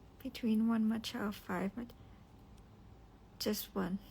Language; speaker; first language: English; non-native, learner; Thai